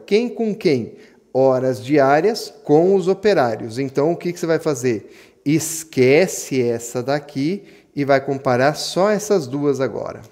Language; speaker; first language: Portuguese; native; Portuguese